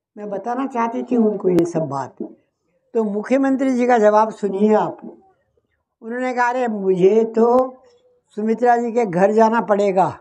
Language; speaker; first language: Hindi; native; Hindi